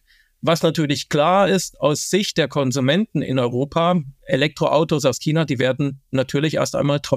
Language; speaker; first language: German; native; German